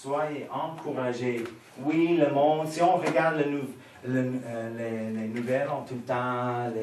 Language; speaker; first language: French; non-native, fluent; English